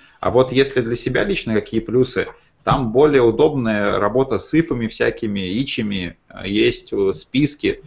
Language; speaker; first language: Russian; native; Russian